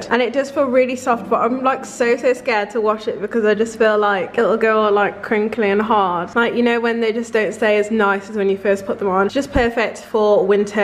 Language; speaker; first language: English; native; English